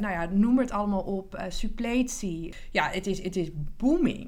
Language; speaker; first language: Dutch; non-native, fluent; English